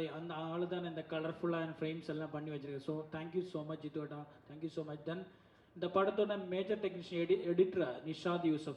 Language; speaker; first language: Tamil; non-native, learner; Malayalam